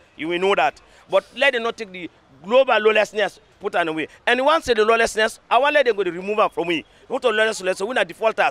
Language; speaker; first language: English; non-native, local second language; Krio